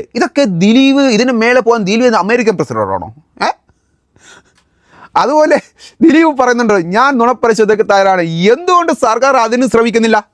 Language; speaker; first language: Malayalam; native; Malayalam